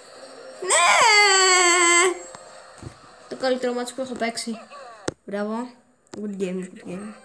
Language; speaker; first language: Greek; early bilingual, heritage; Greek